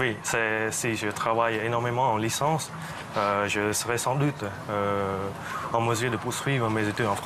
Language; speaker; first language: French; non-native, fluent; Khmer